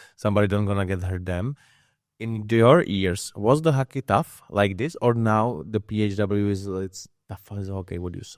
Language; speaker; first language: English; non-native, learner; Czech